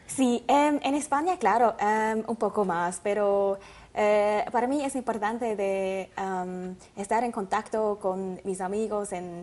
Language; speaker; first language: Spanish; non-native, learner; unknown